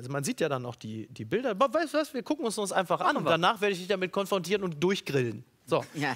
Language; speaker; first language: German; native; German